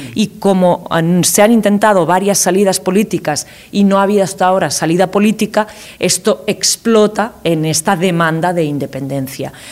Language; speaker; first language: Spanish; non-native, local second language; Catalan